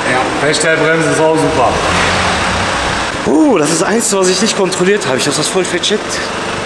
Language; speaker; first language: German; native; German